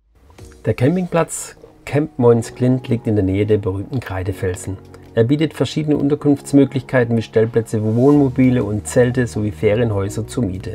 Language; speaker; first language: German; native; German